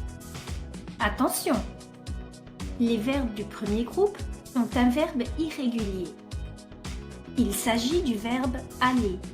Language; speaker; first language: French; non-native, fluent; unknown